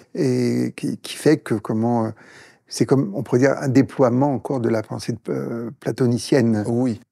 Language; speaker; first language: French; native; French